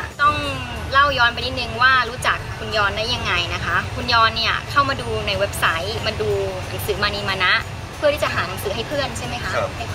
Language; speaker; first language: Thai; native; Thai